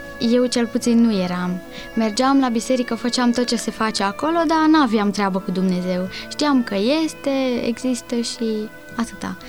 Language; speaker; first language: Romanian; non-native, local second language; Hungarian